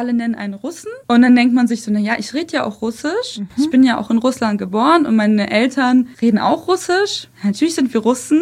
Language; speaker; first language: German; early bilingual, other home language; Russian